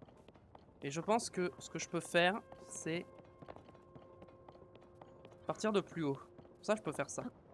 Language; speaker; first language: French; native; French